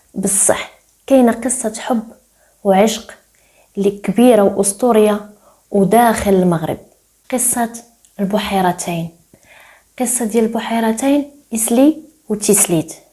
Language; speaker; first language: Arabic; native; Arabic